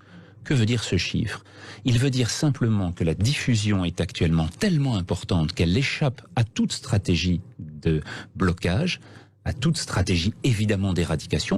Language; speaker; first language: French; native; French